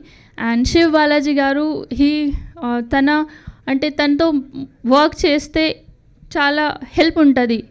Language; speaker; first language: Telugu; non-native, learner; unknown